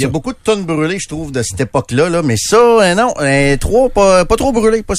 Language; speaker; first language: French; native; French